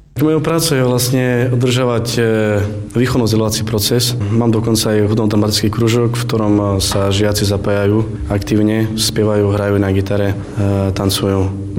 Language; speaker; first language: Slovak; non-native, local second language; Romany